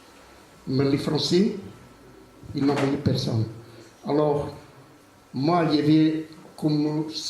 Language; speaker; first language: French; non-native, fluent; Portuguese